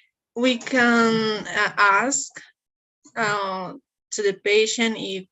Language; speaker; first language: English; non-native, learner; Spanish